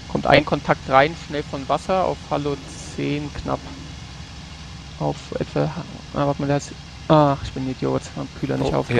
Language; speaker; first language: German; native; German